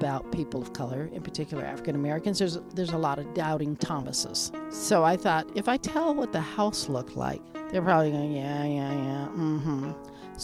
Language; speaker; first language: English; native; English